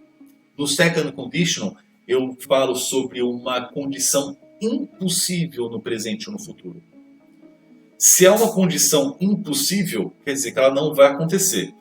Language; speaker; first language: Portuguese; native; Portuguese